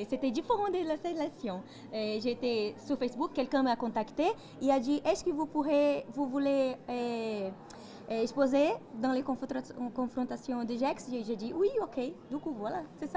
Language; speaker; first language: French; non-native, fluent; Portuguese